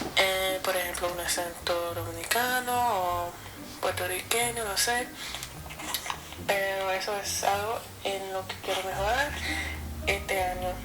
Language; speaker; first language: Spanish; non-native, fluent; English